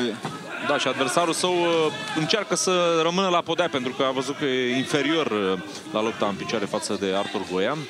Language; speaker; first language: Romanian; native; Romanian